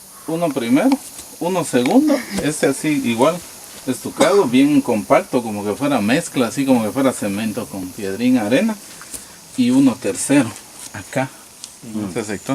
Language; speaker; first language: Spanish; native; Spanish